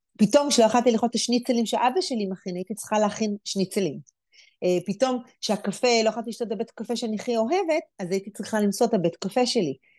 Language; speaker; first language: Hebrew; native; Hebrew